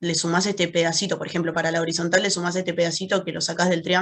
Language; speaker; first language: Spanish; native; Spanish